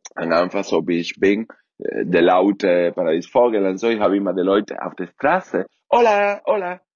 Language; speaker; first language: German; non-native, fluent; Spanish